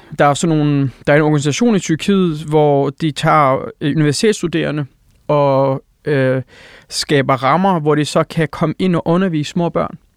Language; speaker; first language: Danish; early bilingual, other home language; Turkish